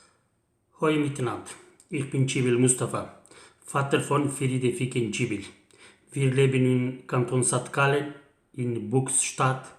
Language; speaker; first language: German; non-native, learner; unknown